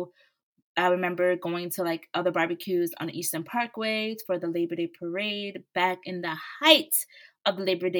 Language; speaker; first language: English; native; English